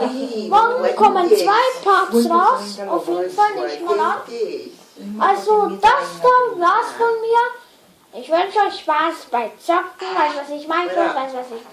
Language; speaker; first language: German; native; German